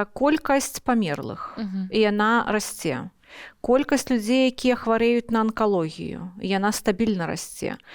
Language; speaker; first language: Belarusian; non-native, local second language; Russian